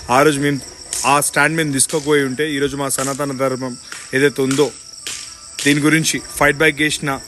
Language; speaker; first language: Telugu; non-native, local second language; Lambadi